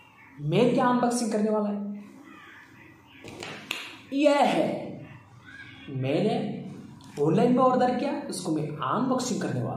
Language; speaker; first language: Hindi; non-native, local second language; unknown